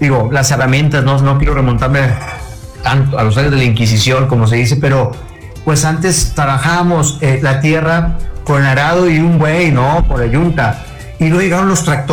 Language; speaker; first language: Spanish; native; Spanish